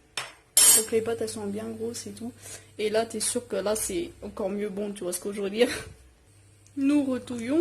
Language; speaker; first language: French; native; French